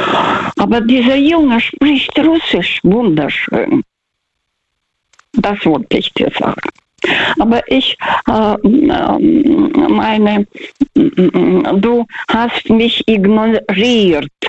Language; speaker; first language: German; non-native, learner; Russian